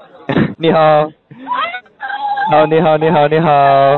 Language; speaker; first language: Chinese; non-native, learner; English